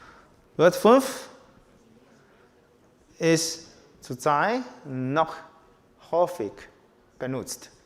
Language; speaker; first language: German; non-native, learner; Chinese